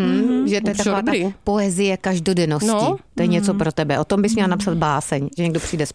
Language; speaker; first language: Czech; native; Czech